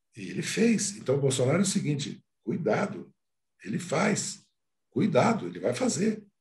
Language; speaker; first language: Portuguese; native; Portuguese